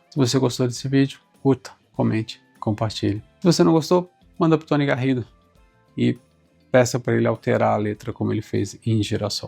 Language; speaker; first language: Portuguese; native; Portuguese